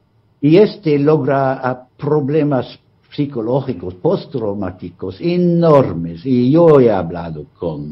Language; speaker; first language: Spanish; non-native, fluent; English